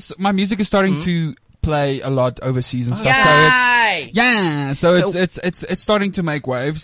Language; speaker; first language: English; non-native, local second language; Afrikaans